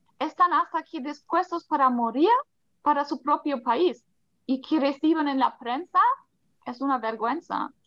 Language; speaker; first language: Spanish; non-native, fluent; German